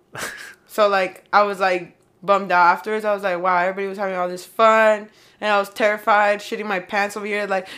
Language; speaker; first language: English; native; English